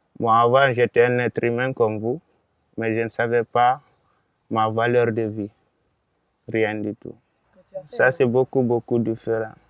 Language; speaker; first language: French; non-native, local second language; Fula